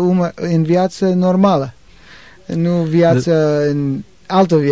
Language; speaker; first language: Romanian; non-native, learner; English